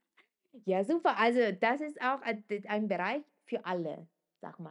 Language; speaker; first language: German; non-native, fluent; Italian